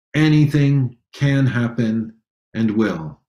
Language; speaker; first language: English; native; English